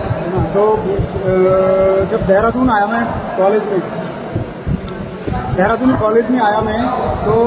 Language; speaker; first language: Hindi; non-native, local second language; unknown